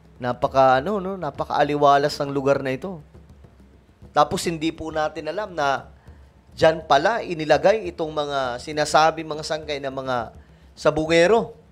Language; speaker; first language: Filipino; non-native, local second language; Cebuano